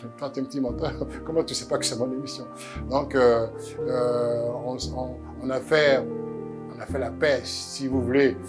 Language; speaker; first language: French; early bilingual, other home language; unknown